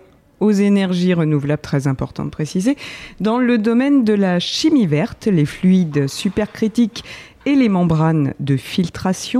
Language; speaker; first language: French; native; French